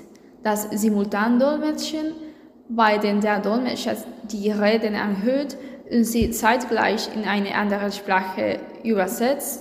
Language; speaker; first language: German; non-native, fluent; Spanish